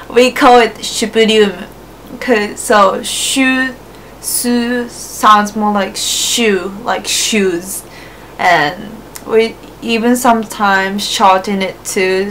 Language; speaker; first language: English; non-native, fluent; Japanese